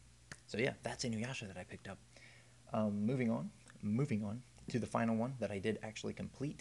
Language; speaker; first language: English; native; English